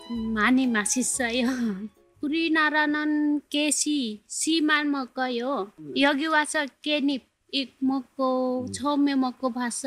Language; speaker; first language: Korean; non-native, learner; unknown